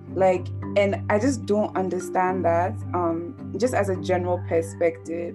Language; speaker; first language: English; non-native, local second language; Akan